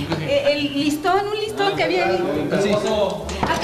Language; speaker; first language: Spanish; native; Spanish